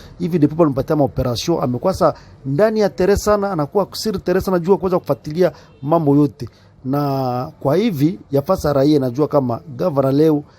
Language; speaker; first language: Swahili; native; Swahili